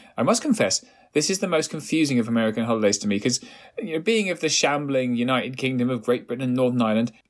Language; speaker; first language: English; native; English